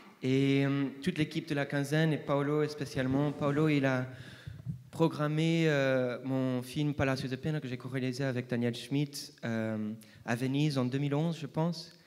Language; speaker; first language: French; non-native, fluent; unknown